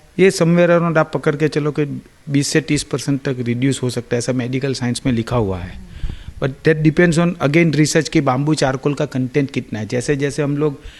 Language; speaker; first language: Hindi; non-native, local second language; Gujarati